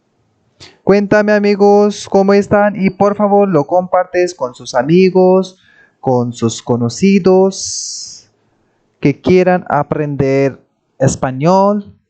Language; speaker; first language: Spanish; non-native, fluent; Hindi